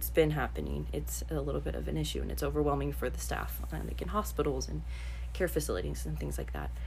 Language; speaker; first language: English; native; English